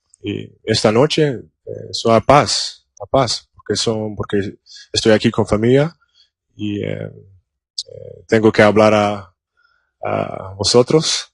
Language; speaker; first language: Spanish; non-native, learner; English